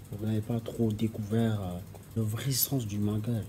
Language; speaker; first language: French; non-native, local second language; Wolof